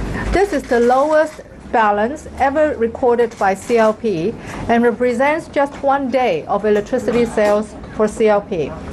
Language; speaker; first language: English; non-native, local second language; Cantonese